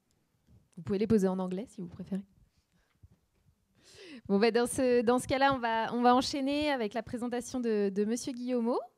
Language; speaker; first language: French; native; French